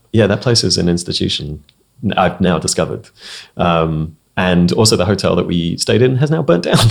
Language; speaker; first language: English; native; English